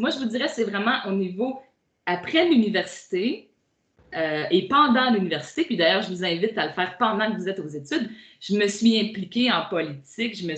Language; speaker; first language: French; native; French